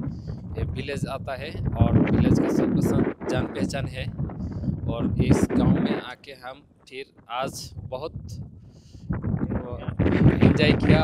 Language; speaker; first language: Hindi; non-native, local second language; Bangla